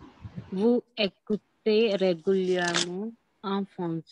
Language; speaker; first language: French; non-native, learner; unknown